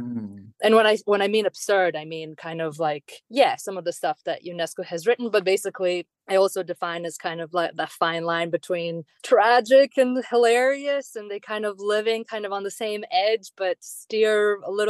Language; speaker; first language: English; non-native, fluent; Romanian